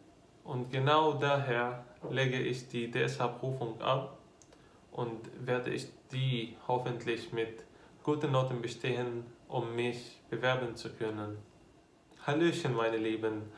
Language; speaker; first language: German; non-native, fluent; Arabic